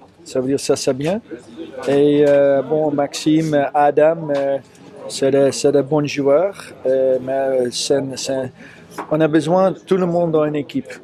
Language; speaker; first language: French; non-native, fluent; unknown